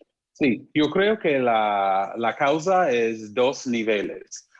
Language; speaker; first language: Spanish; non-native, fluent; English